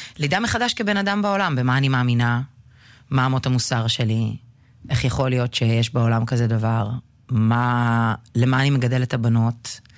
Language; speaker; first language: Hebrew; early bilingual, other home language; Russian